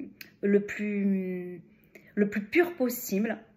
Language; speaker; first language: French; native; French